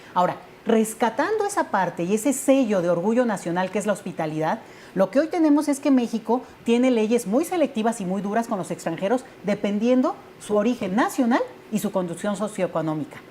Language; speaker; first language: Spanish; native; Spanish